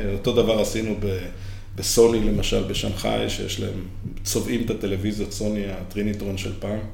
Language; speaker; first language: Hebrew; native; Hebrew